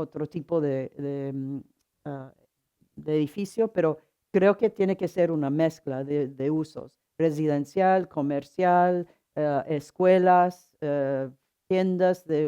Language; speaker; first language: Spanish; non-native, fluent; English